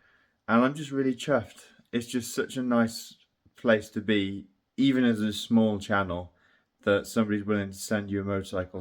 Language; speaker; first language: English; native; English